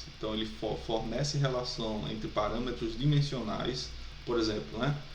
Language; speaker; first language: Portuguese; native; Portuguese